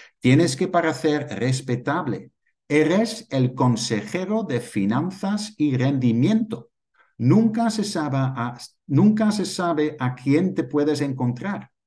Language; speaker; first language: Spanish; non-native, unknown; Dutch